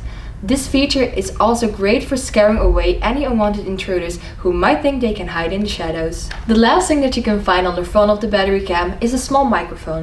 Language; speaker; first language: English; non-native, fluent; Dutch